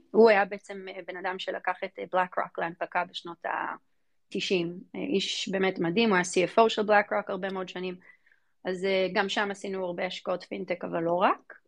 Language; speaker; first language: Hebrew; early bilingual, other home language; English